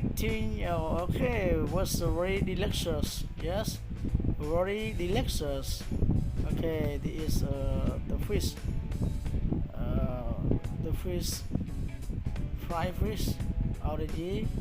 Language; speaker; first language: English; non-native, learner; Khmer